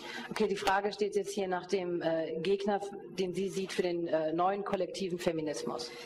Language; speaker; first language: German; native; German